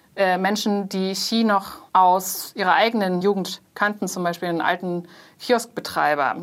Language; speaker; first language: German; non-native, fluent; Chinese